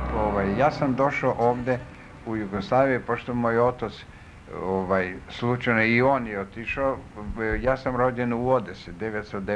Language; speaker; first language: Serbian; non-native, fluent; Russian